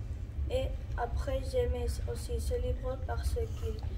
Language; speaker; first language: French; non-native, learner; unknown